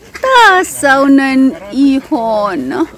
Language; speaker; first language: Finnish; non-native, learner; Filipino